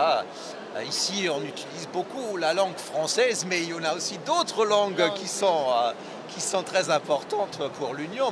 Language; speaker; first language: French; non-native, fluent; German